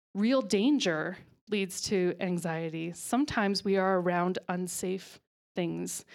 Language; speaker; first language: English; native; English